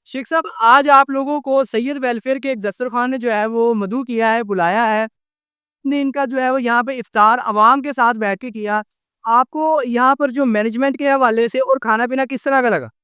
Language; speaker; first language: Urdu; non-native, local second language; Punjabi